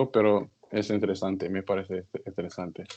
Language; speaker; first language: Spanish; non-native, learner; English